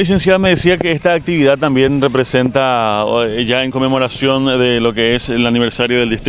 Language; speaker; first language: Spanish; native; Spanish